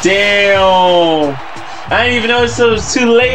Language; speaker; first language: English; native; English